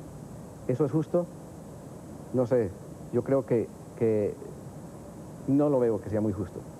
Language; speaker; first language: Spanish; native; Spanish